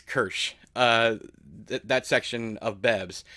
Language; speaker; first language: English; native; English